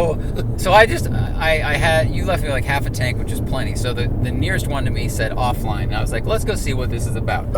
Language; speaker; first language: English; native; English